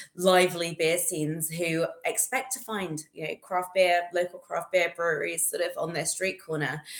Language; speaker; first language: English; native; English